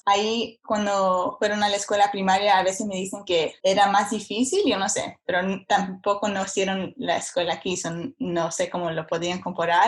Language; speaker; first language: Spanish; early bilingual, heritage; Spanish